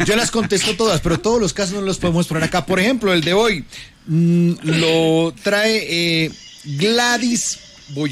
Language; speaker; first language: Spanish; native; Spanish